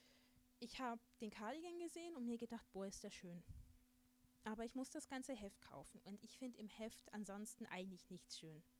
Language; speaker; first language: German; native; German